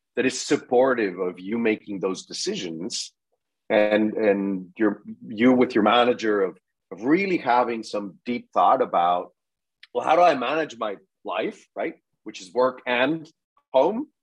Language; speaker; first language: English; non-native, fluent; Spanish